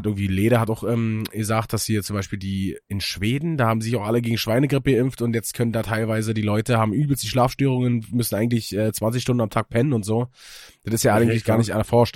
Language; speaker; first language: German; native; German